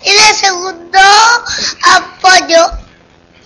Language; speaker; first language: Spanish; early bilingual, other home language; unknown